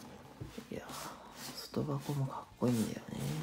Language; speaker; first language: Japanese; native; Japanese